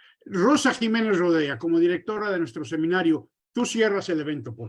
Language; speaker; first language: Spanish; native; Spanish